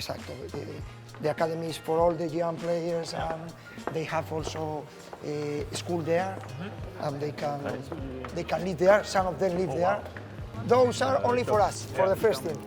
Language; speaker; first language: English; non-native, fluent; Spanish